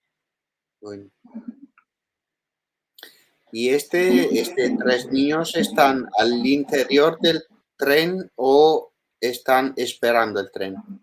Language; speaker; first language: Spanish; non-native, learner; Italian